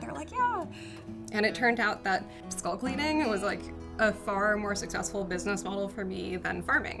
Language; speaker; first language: English; native; English